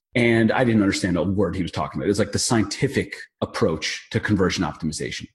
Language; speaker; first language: English; native; English